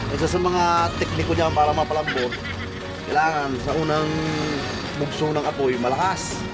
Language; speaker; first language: Filipino; native; Filipino